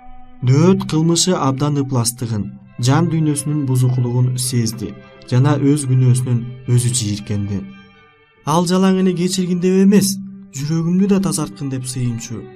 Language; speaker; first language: Kyrgyz; native; Kyrgyz